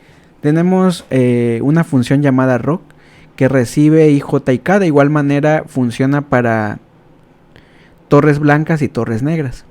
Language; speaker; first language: Spanish; native; Spanish